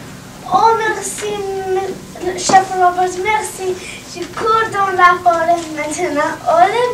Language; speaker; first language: French; non-native, learner; English